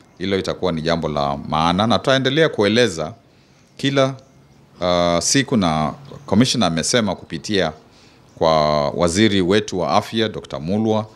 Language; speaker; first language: Swahili; non-native, local second language; Kamba